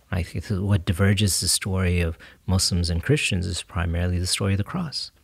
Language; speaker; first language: English; native; English